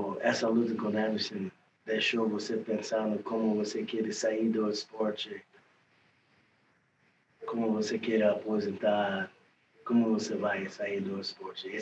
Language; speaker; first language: Portuguese; non-native, learner; English